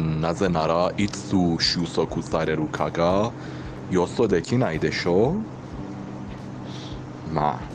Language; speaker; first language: Japanese; non-native, learner; Persian